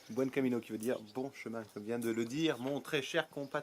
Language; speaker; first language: French; native; French